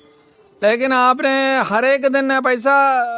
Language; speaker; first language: Hindi; non-native, local second language; Malayalam